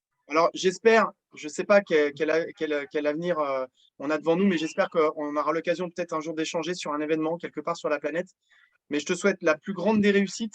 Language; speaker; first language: French; native; French